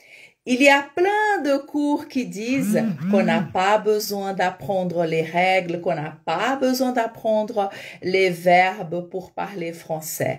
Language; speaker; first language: French; non-native, fluent; Portuguese